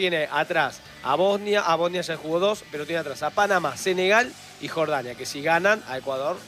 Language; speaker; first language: Spanish; native; Spanish